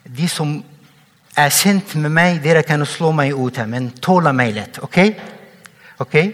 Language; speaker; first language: Norwegian; non-native, fluent; Arabic